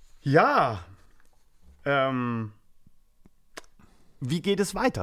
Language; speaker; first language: German; native; German